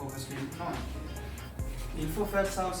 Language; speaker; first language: French; non-native, fluent; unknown